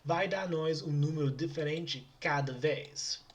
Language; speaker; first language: Portuguese; non-native, learner; English